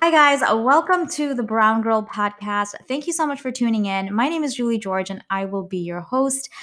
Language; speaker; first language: English; early bilingual, other home language; Malayalam